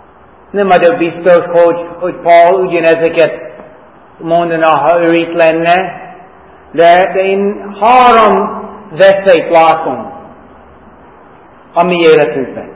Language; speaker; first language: Hungarian; non-native, learner; English